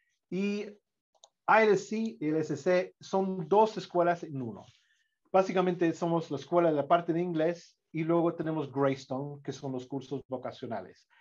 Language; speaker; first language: Spanish; non-native, fluent; English